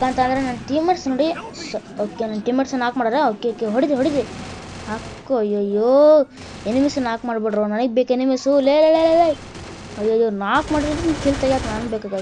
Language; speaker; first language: Kannada; native; Kannada